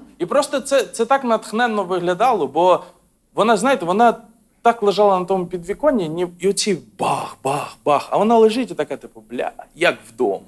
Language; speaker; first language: Ukrainian; non-native, local second language; Russian